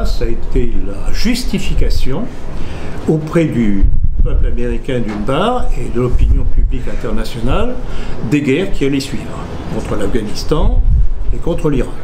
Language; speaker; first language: French; native; French